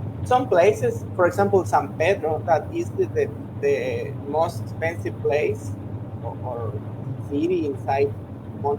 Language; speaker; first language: English; non-native, learner; Spanish